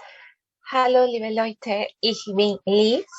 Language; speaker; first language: German; non-native, learner; Spanish